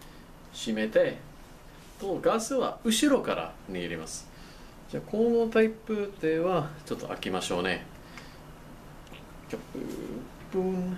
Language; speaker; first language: Japanese; non-native, learner; English